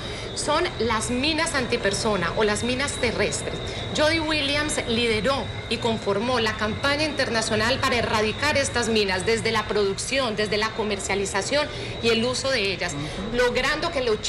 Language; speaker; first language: Spanish; native; Spanish